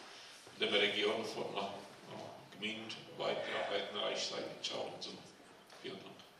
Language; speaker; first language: German; non-native, fluent; Czech